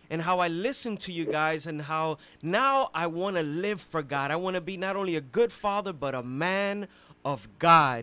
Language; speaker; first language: English; early bilingual, other home language; Spanish